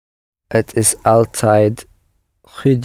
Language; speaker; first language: Dutch; non-native, learner; English